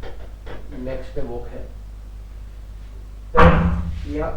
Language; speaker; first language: German; non-native, fluent; Hindi